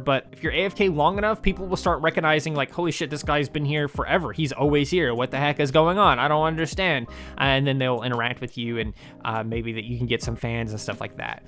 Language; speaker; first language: English; native; English